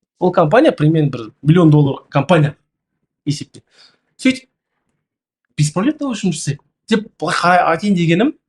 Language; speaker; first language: Kazakh; native; Kazakh